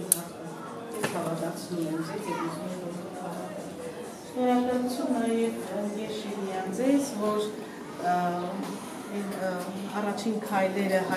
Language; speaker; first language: Armenian; native; Armenian